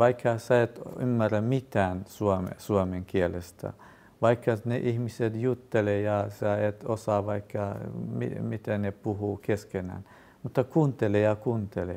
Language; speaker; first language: Finnish; non-native, fluent; Kurdish